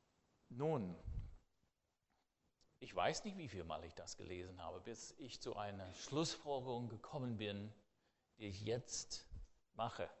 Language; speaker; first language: German; non-native, fluent; English